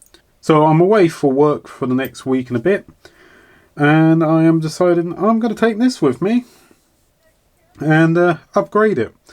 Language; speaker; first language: English; native; English